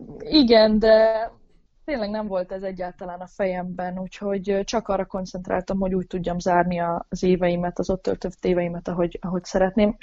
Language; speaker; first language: Hungarian; native; Hungarian